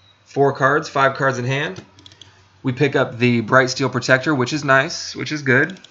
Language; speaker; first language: English; native; English